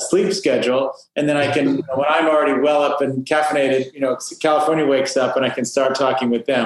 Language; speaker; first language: English; native; English